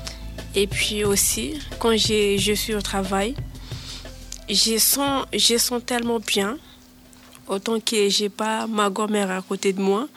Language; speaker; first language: French; non-native, learner; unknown